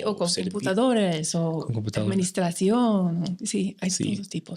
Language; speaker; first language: Spanish; non-native, fluent; English